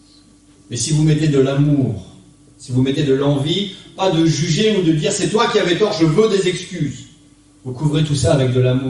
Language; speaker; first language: French; native; French